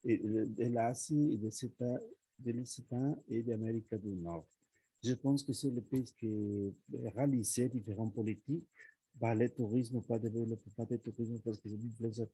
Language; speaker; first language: French; non-native, learner; Spanish